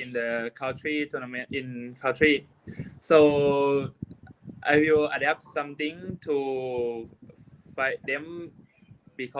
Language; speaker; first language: English; non-native, learner; Thai